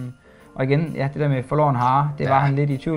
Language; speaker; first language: Danish; native; Danish